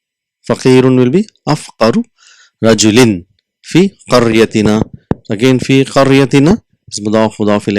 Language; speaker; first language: Arabic; non-native, fluent; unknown